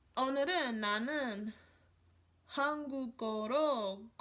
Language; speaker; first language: Korean; non-native, learner; English